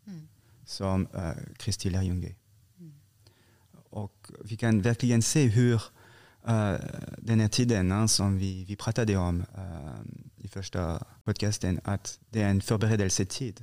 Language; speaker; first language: Swedish; non-native, fluent; French